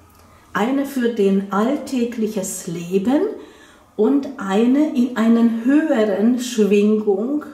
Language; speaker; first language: German; non-native, fluent; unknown